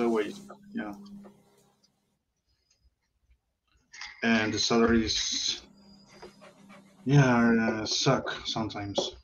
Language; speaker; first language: English; non-native, learner; Spanish